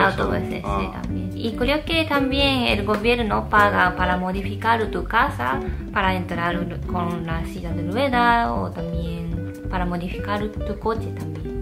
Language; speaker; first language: Spanish; non-native, fluent; Japanese